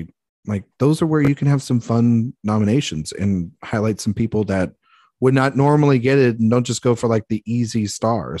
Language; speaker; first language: English; native; English